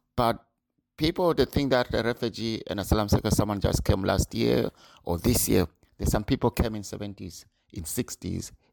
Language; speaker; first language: English; non-native, local second language; North Ndebele